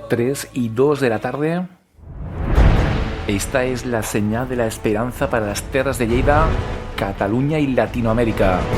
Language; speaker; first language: Spanish; native; Spanish